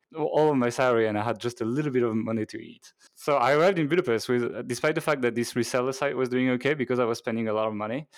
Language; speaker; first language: English; non-native, fluent; French